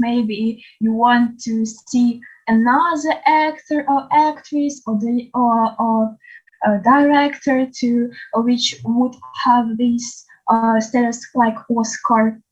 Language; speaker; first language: English; non-native, learner; Ukrainian